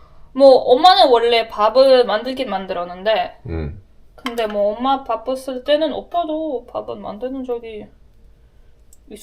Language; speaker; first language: Korean; non-native, learner; Russian